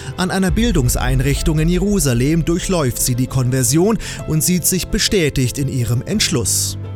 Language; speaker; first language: German; native; German